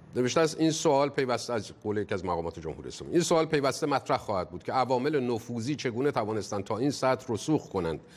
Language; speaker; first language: Persian; native; Persian